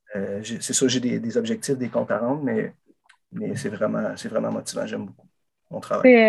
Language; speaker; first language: French; native; French